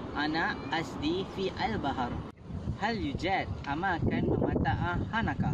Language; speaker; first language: Arabic; non-native, learner; Malay